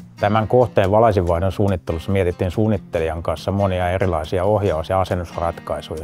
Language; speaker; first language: Finnish; native; Finnish